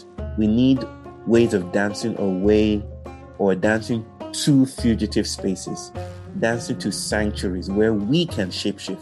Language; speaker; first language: English; non-native, local second language; Yoruba